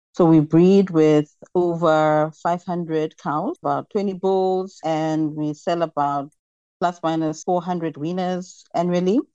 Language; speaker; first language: English; non-native, local second language; Xhosa